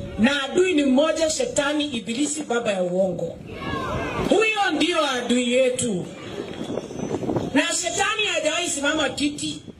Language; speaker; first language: Swahili; non-native, local second language; Kikuyu